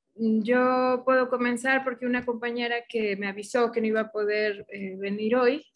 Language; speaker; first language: Spanish; native; Spanish